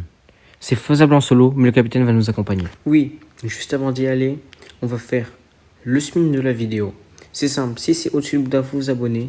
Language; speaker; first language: French; native; French